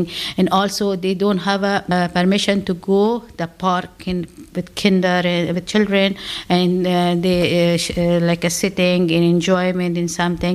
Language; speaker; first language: English; non-native, learner; Persian